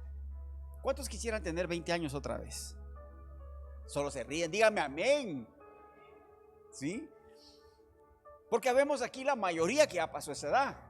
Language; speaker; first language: Spanish; native; Spanish